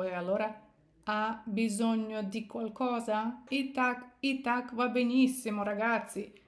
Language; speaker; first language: Italian; non-native, fluent; Ukrainian